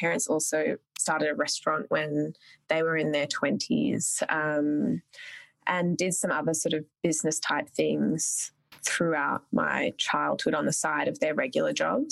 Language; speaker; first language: English; native; English